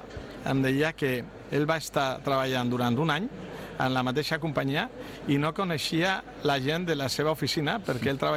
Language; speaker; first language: Catalan; non-native, local second language; Spanish